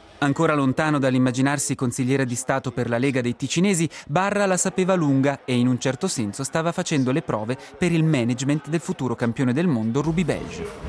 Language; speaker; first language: Italian; native; Italian